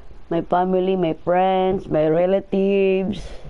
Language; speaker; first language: English; non-native, local second language; Filipino